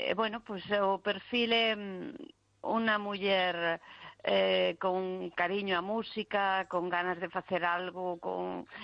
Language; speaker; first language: Galician; non-native, local second language; Spanish